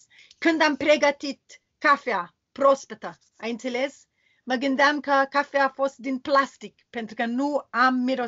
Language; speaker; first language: Romanian; non-native, learner; English